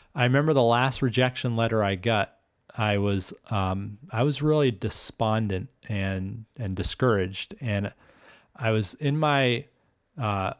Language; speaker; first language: English; native; English